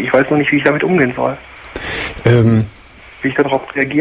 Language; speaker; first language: German; native; German